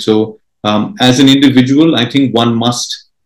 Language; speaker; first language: English; non-native, local second language; Marathi